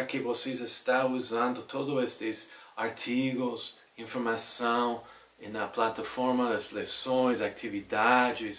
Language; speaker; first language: Portuguese; non-native, fluent; English